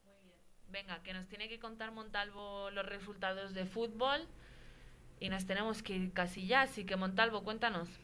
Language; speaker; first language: Spanish; native; Spanish